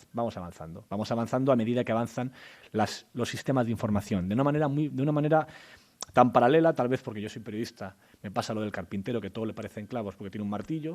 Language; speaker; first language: Spanish; native; Spanish